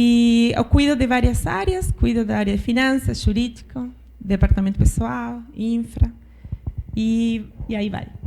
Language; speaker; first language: Portuguese; non-native, fluent; Spanish